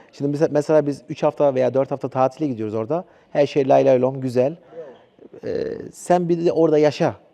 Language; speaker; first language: Turkish; early bilingual, heritage; Turkish